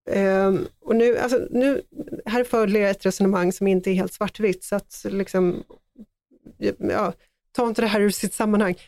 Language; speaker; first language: Swedish; native; Swedish